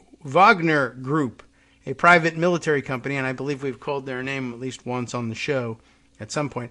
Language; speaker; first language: English; native; English